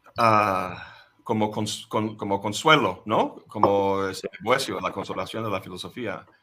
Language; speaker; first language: Spanish; non-native, fluent; English